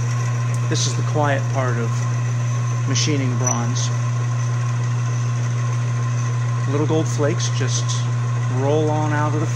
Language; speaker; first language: English; native; English